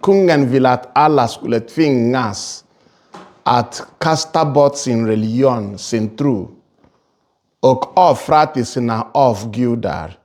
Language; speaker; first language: Swedish; non-native, fluent; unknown